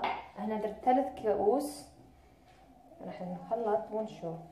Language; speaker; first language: Arabic; native; Arabic